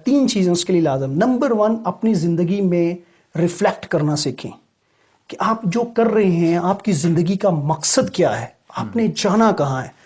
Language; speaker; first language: Urdu; non-native, local second language; Punjabi